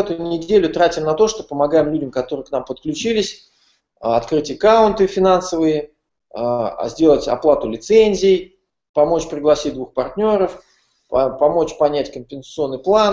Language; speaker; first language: Russian; native; Russian